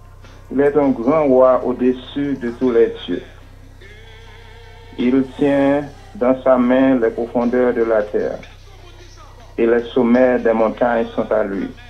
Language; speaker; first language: French; non-native, local second language; Haitian Creole